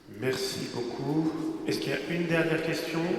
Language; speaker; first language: French; native; French